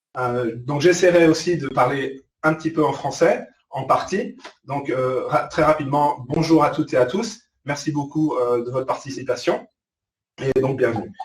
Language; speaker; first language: French; native; French